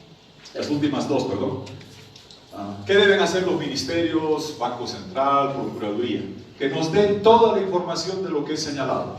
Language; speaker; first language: Spanish; native; Spanish